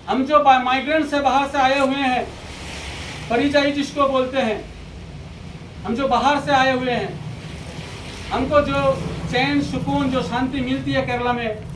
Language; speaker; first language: Hindi; non-native, local second language; Bangla